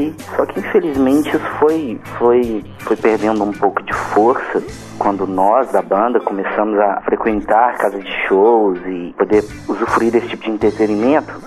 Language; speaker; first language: Portuguese; native; Portuguese